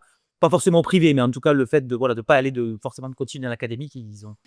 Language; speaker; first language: French; native; French